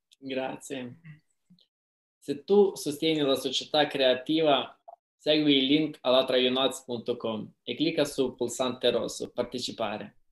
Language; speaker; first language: Italian; non-native, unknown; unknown